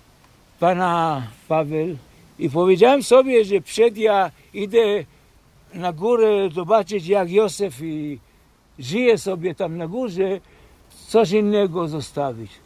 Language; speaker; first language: Polish; early bilingual, heritage; Polish